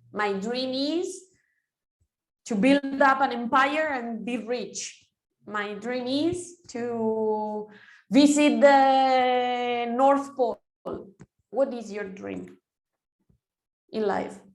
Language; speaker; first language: English; non-native, fluent; Spanish